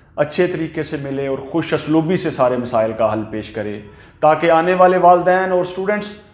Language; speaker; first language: Urdu; non-native, local second language; Punjabi